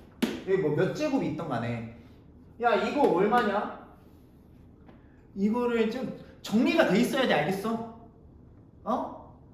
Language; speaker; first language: Korean; native; Korean